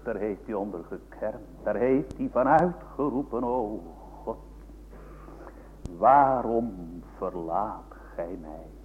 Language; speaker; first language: Dutch; native; Dutch